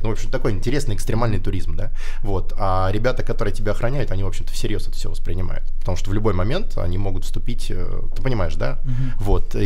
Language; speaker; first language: Russian; native; Russian